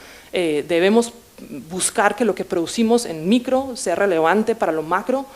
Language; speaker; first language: Spanish; native; Spanish